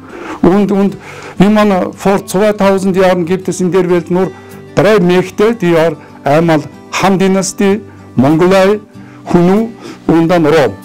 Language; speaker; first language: German; non-native, fluent; Mongolian